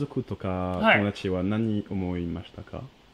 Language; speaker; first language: Japanese; non-native, fluent; French